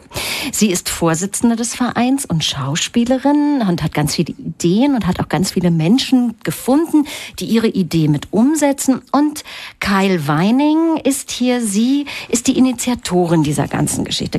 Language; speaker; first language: German; native; German